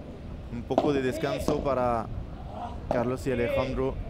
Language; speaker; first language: Spanish; non-native, learner; French